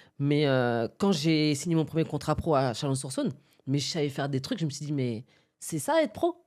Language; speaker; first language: French; early bilingual, other home language; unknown